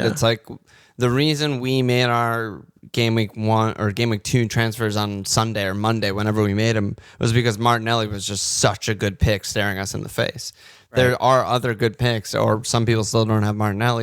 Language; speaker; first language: English; native; English